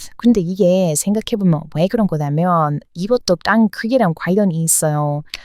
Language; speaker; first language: Korean; non-native, fluent; English